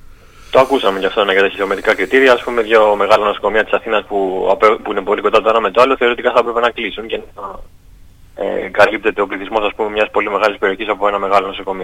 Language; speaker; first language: Greek; native; Greek